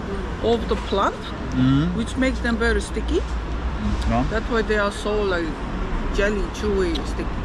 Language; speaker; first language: English; non-native, learner; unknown